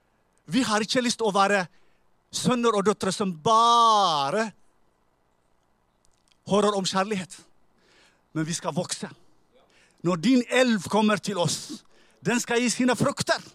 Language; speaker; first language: Norwegian; non-native, fluent; Tigrinya